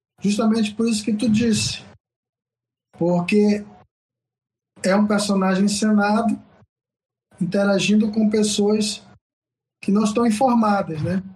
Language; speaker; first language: Portuguese; native; Portuguese